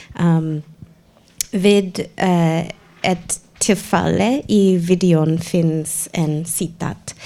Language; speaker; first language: Swedish; non-native, fluent; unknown